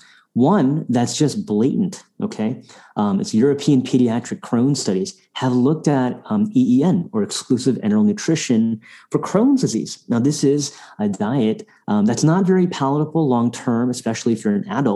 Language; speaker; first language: English; non-native, local second language; Bangla